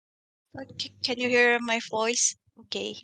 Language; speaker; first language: English; non-native, fluent; Indonesian